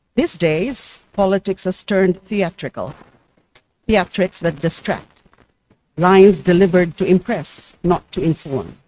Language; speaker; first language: English; non-native, local second language; Filipino